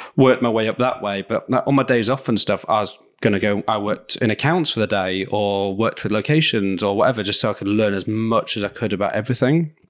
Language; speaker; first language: English; native; English